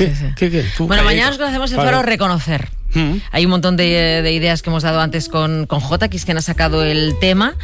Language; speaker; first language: Spanish; native; Spanish